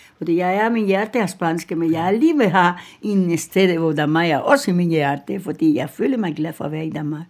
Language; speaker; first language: Danish; non-native, fluent; Spanish